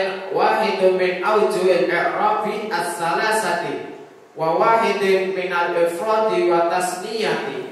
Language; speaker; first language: Arabic; non-native, learner; Indonesian